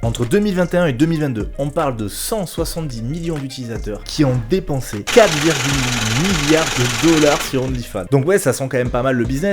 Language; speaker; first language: French; native; French